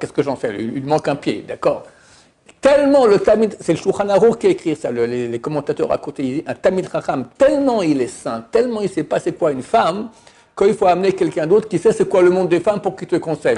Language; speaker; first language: French; native; French